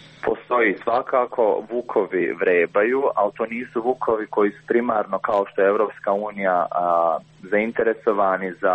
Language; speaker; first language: Croatian; native; Croatian